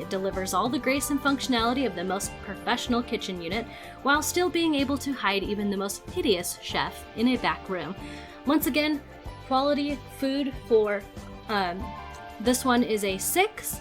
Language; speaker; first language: English; native; English